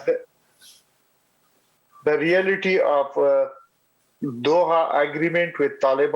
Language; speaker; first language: English; non-native, learner; Pashto